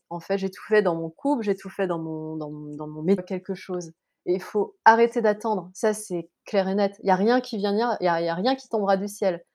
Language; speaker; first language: French; native; French